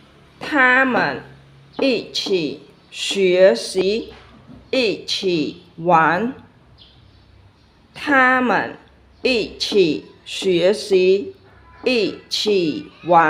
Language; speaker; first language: Chinese; non-native, fluent; Khmer